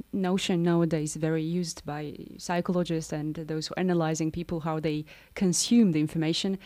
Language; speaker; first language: English; non-native, fluent; Romanian